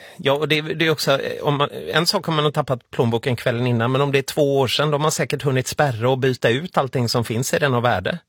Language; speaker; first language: Swedish; native; Swedish